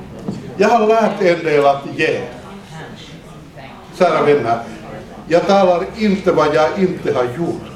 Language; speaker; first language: Swedish; non-native, fluent; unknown